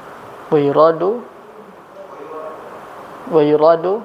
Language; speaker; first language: Arabic; non-native, fluent; Indonesian